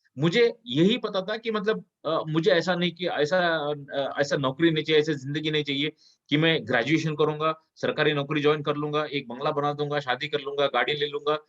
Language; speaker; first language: Hindi; non-native, local second language; Kannada